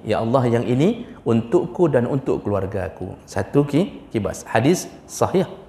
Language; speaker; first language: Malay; non-native, local second language; Achinese